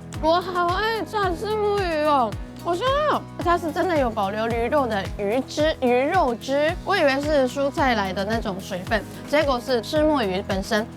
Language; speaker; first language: Chinese; non-native, fluent; Japanese